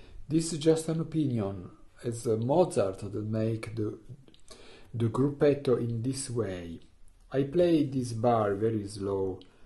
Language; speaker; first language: English; non-native, learner; Italian